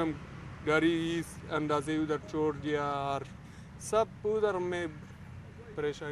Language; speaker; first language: Hindi; non-native, learner; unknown